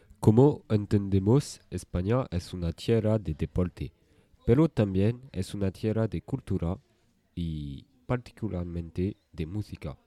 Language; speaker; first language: Spanish; non-native, learner; French